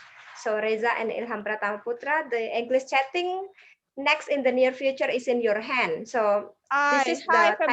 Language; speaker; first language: English; non-native, learner; Indonesian